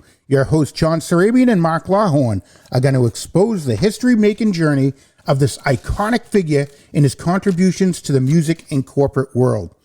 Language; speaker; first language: English; native; English